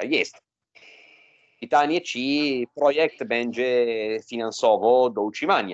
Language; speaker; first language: Polish; non-native, fluent; Italian